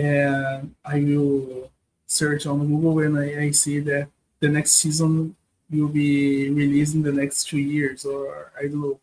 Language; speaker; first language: English; non-native, learner; Portuguese